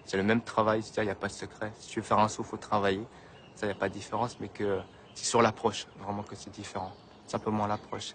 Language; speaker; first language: French; native; French